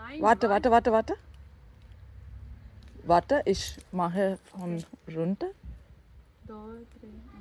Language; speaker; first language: German; non-native, learner; Telugu